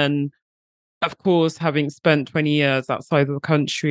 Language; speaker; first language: English; native; English